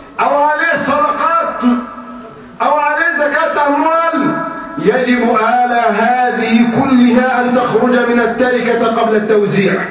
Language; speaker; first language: Arabic; native; Arabic